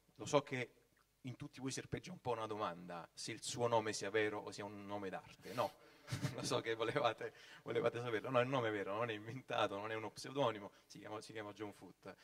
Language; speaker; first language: Italian; native; Italian